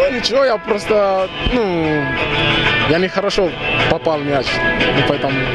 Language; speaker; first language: Russian; non-native, learner; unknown